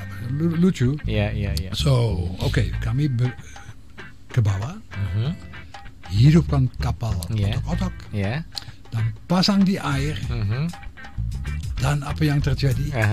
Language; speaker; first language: Indonesian; non-native, fluent; Dutch